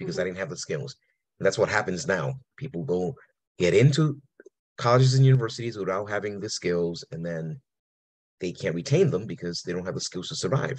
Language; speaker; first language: English; early bilingual, other home language; Spanish